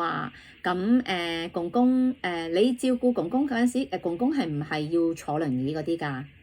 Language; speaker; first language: Cantonese; native; Cantonese